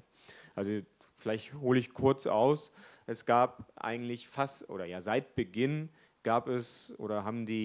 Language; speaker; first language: German; native; German